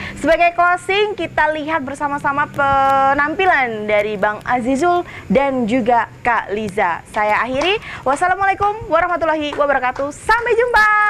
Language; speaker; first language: Indonesian; native; Indonesian